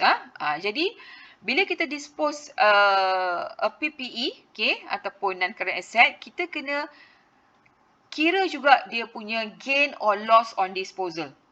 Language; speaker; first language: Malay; native; Malay